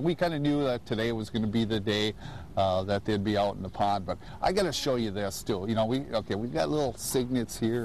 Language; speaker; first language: English; native; English